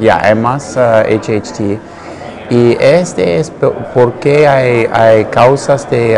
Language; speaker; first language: Spanish; non-native, learner; English